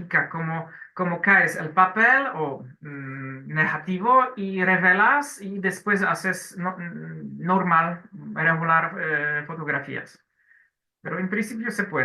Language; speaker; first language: Spanish; non-native, learner; Polish